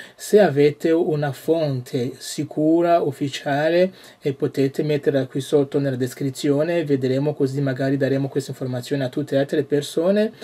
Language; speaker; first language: Italian; non-native, fluent; French